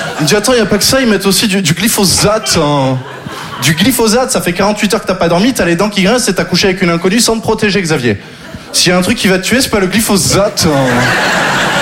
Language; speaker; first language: French; native; French